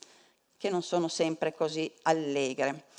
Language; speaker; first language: Italian; native; Italian